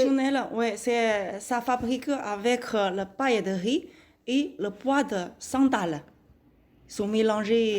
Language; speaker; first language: French; non-native, learner; Chinese